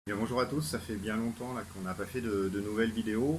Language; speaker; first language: French; native; French